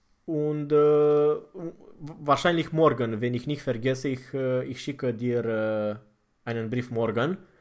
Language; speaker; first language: German; non-native, fluent; Romanian